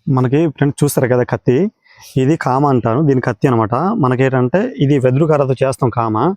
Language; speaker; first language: Telugu; non-native, local second language; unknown